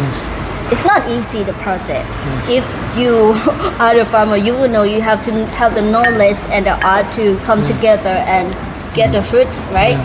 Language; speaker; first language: English; non-native, learner; Thai